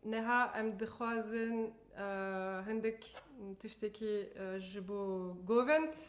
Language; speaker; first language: Kurdish; non-native, learner; French